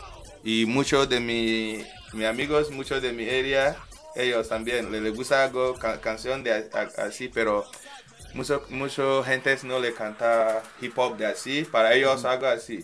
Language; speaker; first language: Spanish; non-native, learner; English